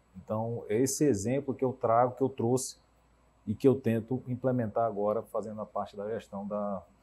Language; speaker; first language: Portuguese; native; Portuguese